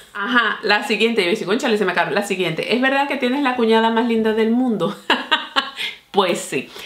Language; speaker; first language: Spanish; native; Spanish